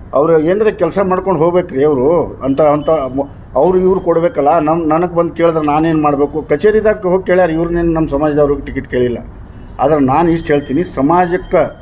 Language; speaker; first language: Kannada; non-native, local second language; Lambadi